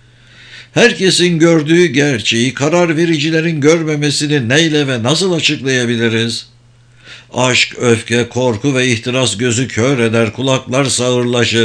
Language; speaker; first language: Turkish; native; Turkish